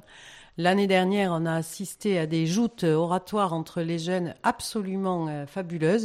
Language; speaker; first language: French; native; French